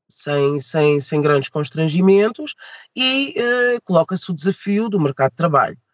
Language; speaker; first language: Portuguese; early bilingual, other home language; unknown